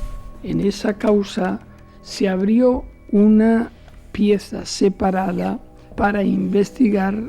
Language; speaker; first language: Spanish; native; Spanish